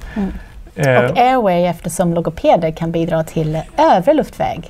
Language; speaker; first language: Swedish; non-native, fluent; English